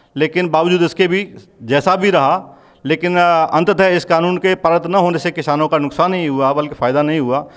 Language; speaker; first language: Hindi; native; Hindi